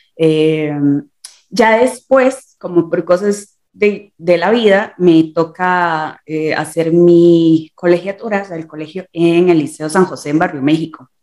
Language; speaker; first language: Spanish; native; Spanish